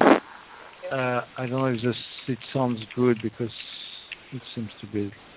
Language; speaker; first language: English; non-native, fluent; French